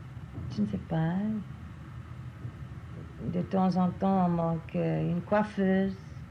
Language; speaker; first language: French; non-native, learner; English